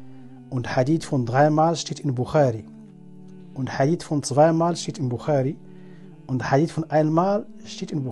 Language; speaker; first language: German; non-native, learner; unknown